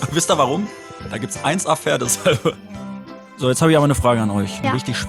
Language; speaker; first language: German; native; German